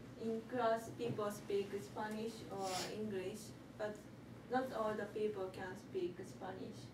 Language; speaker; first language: English; non-native, learner; Japanese